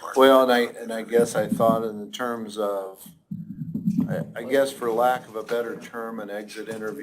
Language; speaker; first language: English; native; English